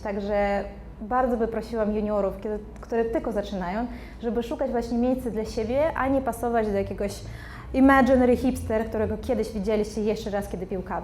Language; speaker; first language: Polish; non-native, fluent; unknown